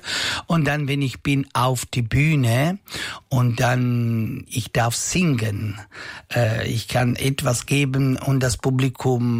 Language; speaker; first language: German; non-native, learner; Italian